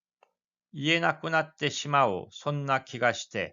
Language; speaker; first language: Japanese; non-native, fluent; Korean